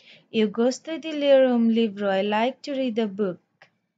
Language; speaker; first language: Portuguese; non-native, learner; Nepali